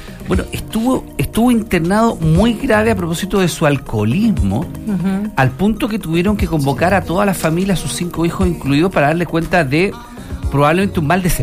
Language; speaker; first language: Spanish; native; Spanish